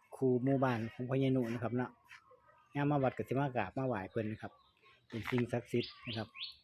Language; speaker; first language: Thai; native; Thai